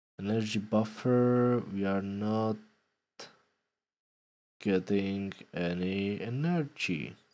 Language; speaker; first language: English; non-native, fluent; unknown